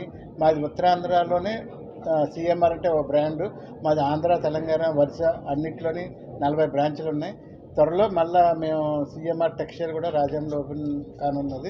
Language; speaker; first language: Telugu; native; Telugu